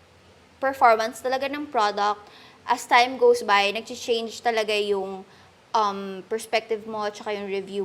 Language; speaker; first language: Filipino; native; Filipino